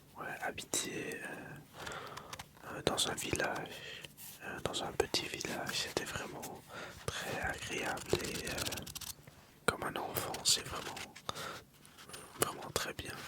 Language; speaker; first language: French; early bilingual, other home language; Dutch